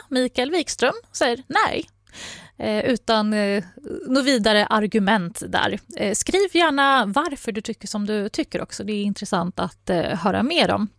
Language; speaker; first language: Swedish; native; Swedish